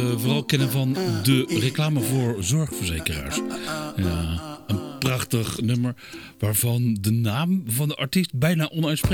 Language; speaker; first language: Dutch; native; Dutch